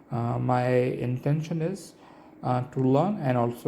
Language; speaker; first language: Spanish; non-native, learner; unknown